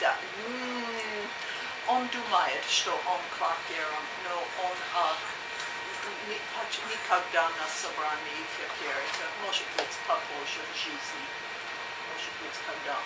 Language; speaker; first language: Russian; non-native, learner; English